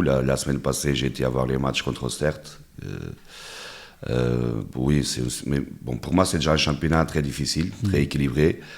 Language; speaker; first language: French; non-native, fluent; Portuguese